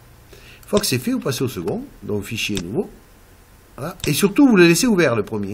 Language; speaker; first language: French; native; French